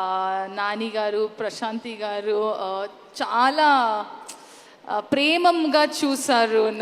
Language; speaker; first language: Telugu; non-native, learner; Kannada